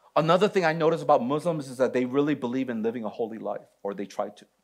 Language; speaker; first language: English; native; English